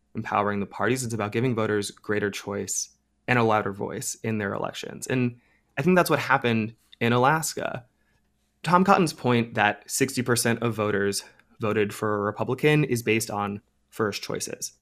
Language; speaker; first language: English; native; English